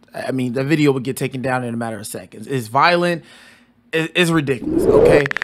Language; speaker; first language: English; native; English